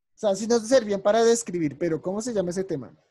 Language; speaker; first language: Spanish; native; Spanish